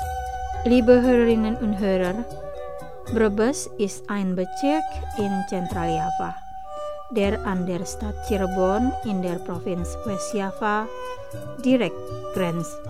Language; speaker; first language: German; non-native, learner; Indonesian